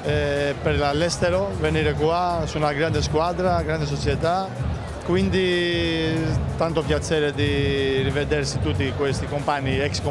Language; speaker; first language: Italian; non-native, learner; Greek